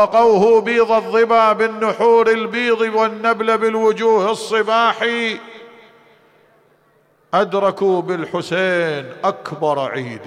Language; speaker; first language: Arabic; native; Arabic